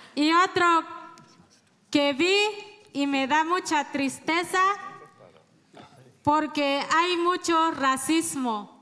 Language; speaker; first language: Spanish; non-native, local second language; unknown